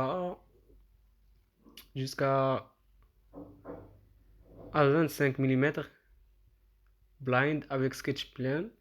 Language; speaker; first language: French; non-native, local second language; Arabic